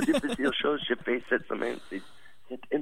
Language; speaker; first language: French; non-native, learner; English